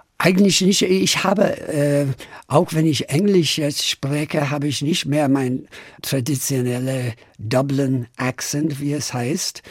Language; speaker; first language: German; non-native, fluent; English